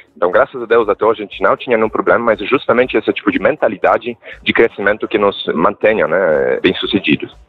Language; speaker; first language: Portuguese; non-native, fluent; Polish